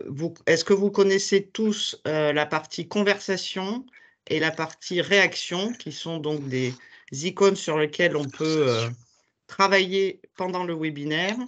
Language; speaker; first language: French; native; French